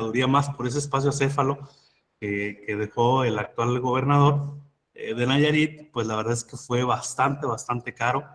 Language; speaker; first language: Spanish; native; Spanish